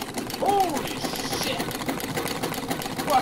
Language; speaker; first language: English; non-native, learner; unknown